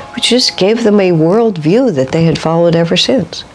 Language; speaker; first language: English; native; English